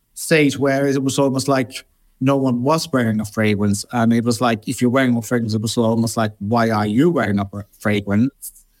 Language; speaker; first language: English; non-native, fluent; Finnish